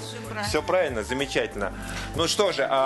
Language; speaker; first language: Russian; native; Russian